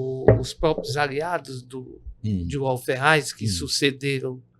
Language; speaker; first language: Portuguese; native; Portuguese